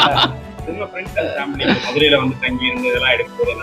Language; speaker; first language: Tamil; native; Tamil